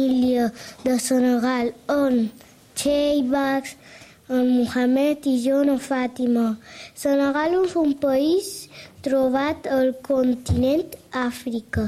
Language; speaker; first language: Catalan; early bilingual, other home language; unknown